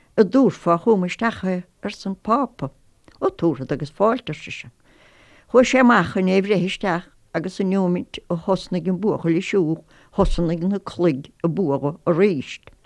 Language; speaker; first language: Irish; native; Irish